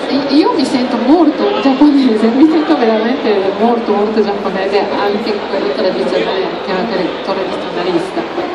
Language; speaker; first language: Italian; non-native, fluent; Japanese